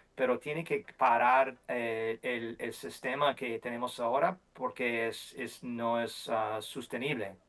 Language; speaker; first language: Spanish; non-native, learner; English